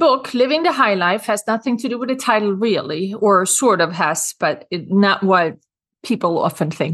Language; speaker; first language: English; non-native, fluent; Swedish